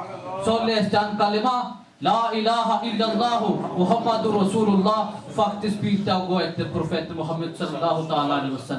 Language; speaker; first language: Norwegian; non-native, local second language; Urdu